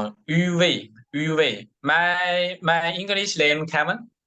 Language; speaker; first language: English; non-native, learner; Chinese